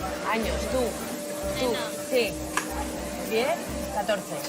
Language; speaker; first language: Spanish; native; Spanish